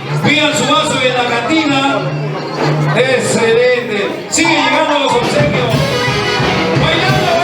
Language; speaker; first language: Spanish; native; Spanish